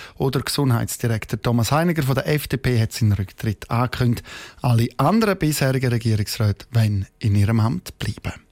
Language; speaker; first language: German; native; German